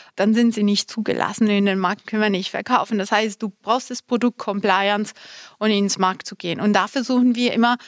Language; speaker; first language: German; non-native, fluent; Spanish